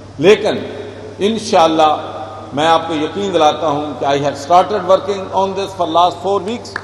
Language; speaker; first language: Urdu; non-native, local second language; Punjabi